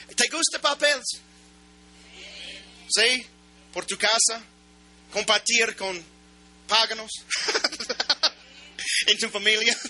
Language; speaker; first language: Spanish; non-native, learner; English